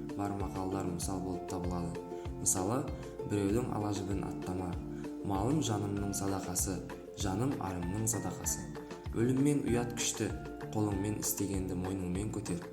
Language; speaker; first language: Kazakh; non-native, local second language; Uzbek